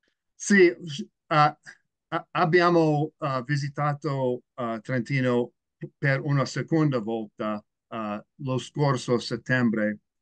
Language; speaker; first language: Italian; non-native, learner; English